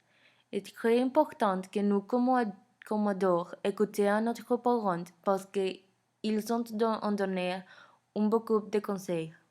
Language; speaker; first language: French; non-native, learner; Spanish